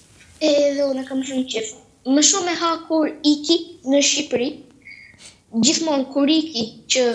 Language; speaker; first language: Albanian; early bilingual, heritage; Albanian